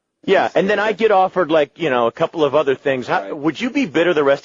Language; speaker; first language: English; native; English